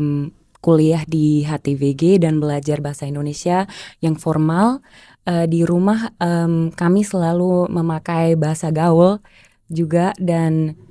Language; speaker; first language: Indonesian; early bilingual, heritage; German